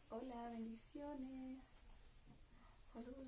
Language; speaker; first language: Spanish; native; Spanish